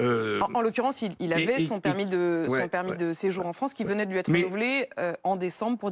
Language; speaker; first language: French; native; French